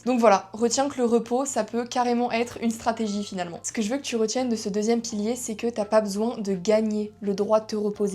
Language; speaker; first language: French; native; French